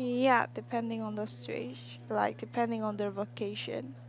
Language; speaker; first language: English; non-native, learner; Korean